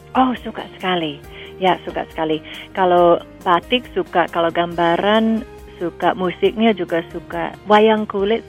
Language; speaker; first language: Indonesian; non-native, fluent; English